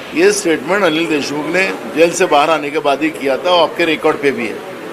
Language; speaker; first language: Hindi; non-native, local second language; Marathi